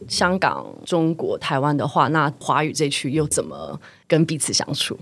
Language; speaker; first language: Chinese; native; Chinese